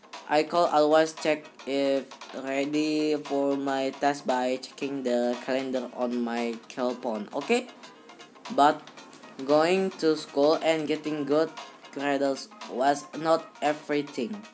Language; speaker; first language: English; non-native, learner; Indonesian